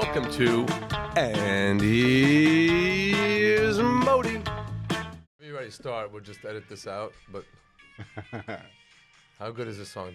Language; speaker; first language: English; native; English